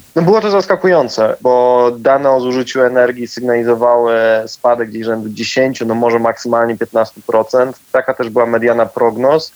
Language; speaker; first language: Polish; native; Polish